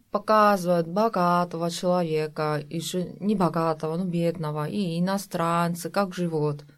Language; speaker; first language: Russian; non-native, fluent; Korean